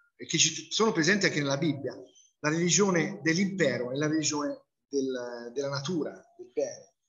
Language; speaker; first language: Italian; native; Italian